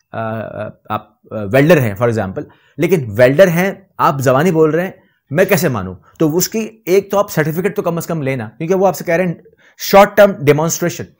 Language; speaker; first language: Urdu; native; Urdu